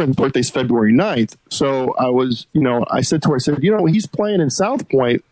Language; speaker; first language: English; native; English